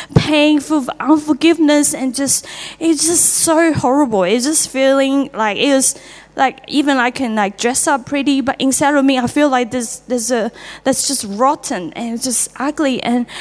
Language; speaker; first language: English; non-native, fluent; Chinese